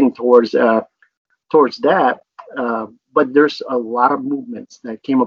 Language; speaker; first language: English; non-native, local second language; Filipino